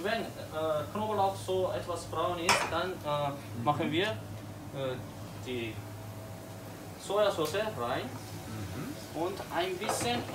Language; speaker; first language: German; non-native, learner; Korean